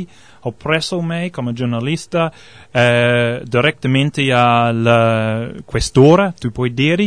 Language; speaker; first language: Italian; non-native, learner; English